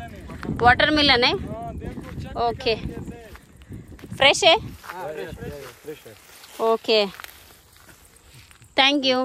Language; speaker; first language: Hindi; non-native, local second language; Telugu